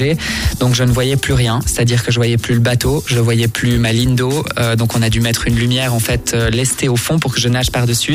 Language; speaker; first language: French; native; French